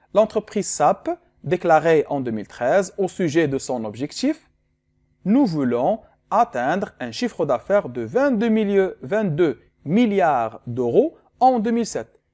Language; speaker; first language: French; non-native, local second language; Arabic